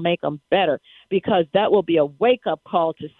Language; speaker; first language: English; native; English